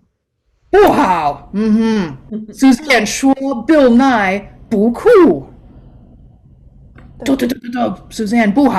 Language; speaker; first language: Chinese; non-native, fluent; English